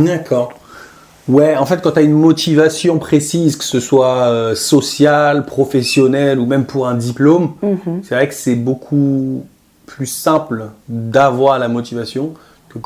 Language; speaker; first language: French; native; French